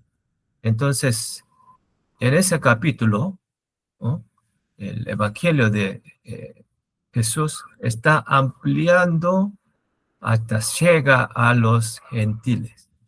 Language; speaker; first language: Spanish; non-native, learner; Korean